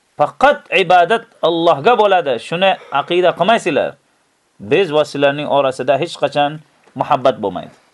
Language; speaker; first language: Uzbek; native; Uzbek